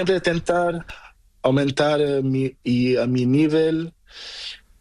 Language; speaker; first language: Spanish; non-native, learner; Portuguese